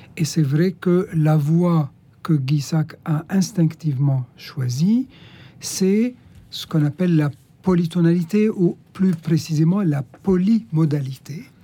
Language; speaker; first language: French; non-native, local second language; Arabic